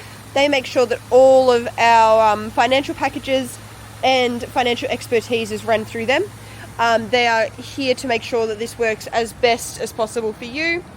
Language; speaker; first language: English; native; English